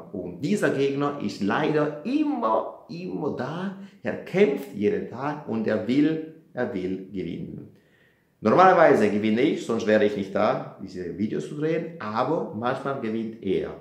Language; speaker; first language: German; non-native, fluent; Italian